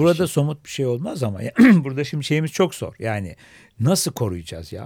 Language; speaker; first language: Turkish; native; Turkish